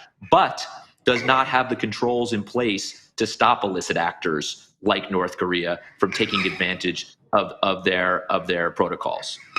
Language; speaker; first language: English; native; English